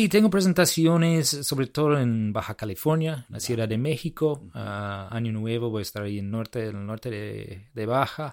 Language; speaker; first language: Spanish; non-native, fluent; English